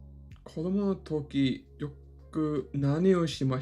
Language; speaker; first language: Japanese; non-native, learner; Swedish